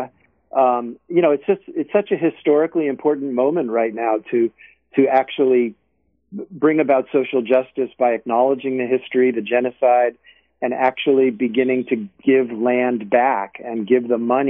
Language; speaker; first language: English; native; English